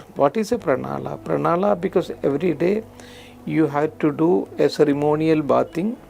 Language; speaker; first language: English; non-native, local second language; Malayalam